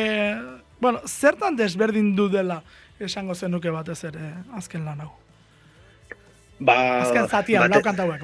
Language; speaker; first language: Basque; native; Basque